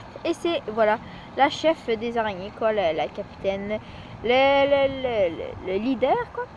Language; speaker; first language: French; native; French